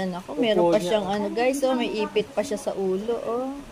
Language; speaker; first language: Filipino; native; Filipino